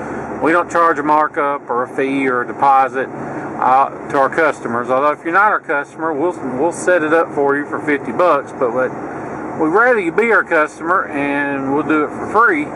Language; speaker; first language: English; native; English